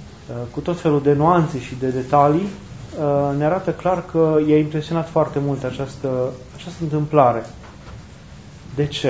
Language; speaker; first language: Romanian; native; Romanian